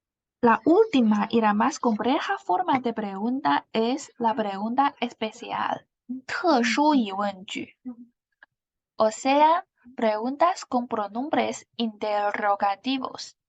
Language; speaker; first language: Spanish; non-native, fluent; Chinese